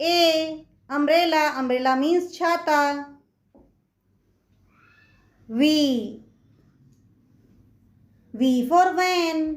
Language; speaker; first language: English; non-native, local second language; Hindi